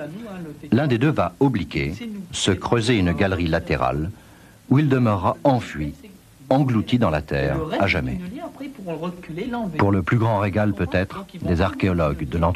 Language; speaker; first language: French; native; French